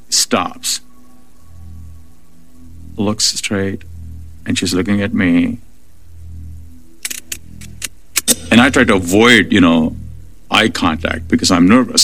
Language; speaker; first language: English; non-native, local second language; Urdu